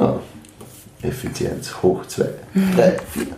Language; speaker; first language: German; native; German